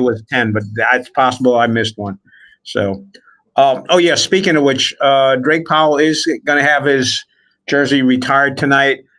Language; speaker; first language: English; native; English